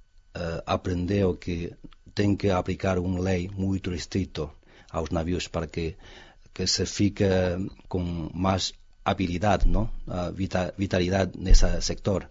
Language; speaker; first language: Portuguese; non-native, fluent; Chinese